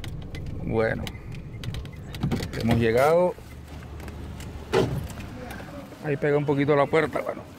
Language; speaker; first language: Spanish; native; Spanish